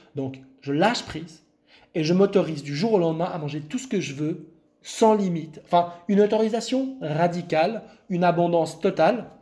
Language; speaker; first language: French; non-native, local second language; Arabic